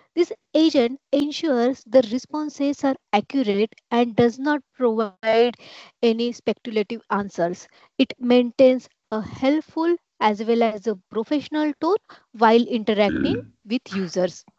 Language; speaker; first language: English; non-native, local second language; Marathi